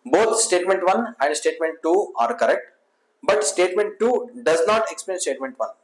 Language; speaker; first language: English; non-native, local second language; Kannada